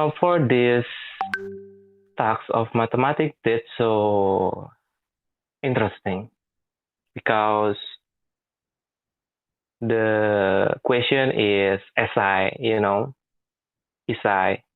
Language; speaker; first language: English; non-native, learner; Indonesian